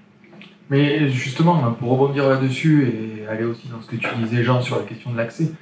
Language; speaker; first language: French; native; French